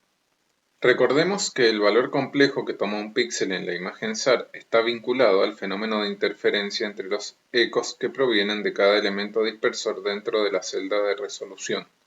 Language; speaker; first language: Spanish; native; Spanish